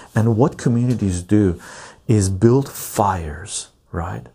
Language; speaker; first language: English; early bilingual, other home language; Persian